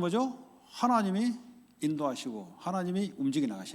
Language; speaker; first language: Korean; native; Korean